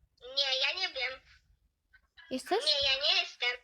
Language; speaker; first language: Polish; native; Polish